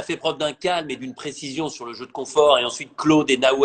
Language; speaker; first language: French; native; French